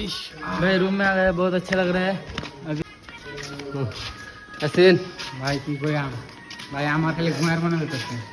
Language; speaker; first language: Hindi; non-native, learner; Bangla